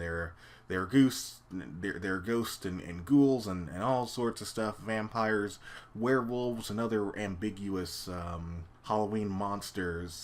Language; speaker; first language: English; native; English